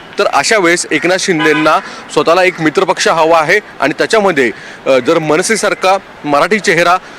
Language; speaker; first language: Marathi; native; Marathi